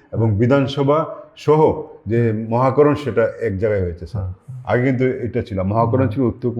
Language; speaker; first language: Bangla; non-native, local second language; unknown